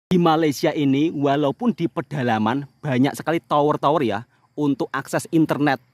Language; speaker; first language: Indonesian; native; Indonesian